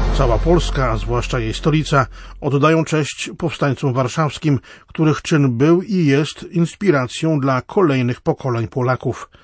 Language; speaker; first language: Polish; native; Polish